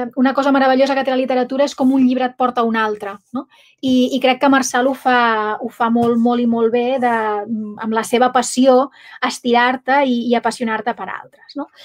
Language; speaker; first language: Catalan; non-native, local second language; Spanish